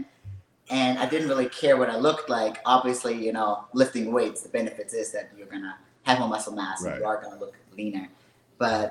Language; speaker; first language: English; non-native, fluent; German